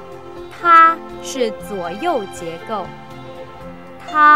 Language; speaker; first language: Chinese; native; Chinese